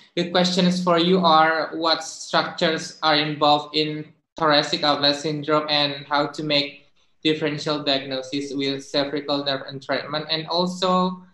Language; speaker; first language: English; non-native, fluent; Indonesian